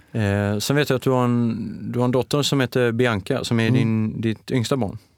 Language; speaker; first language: Swedish; native; Swedish